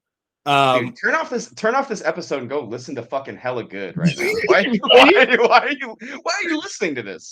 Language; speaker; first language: English; native; English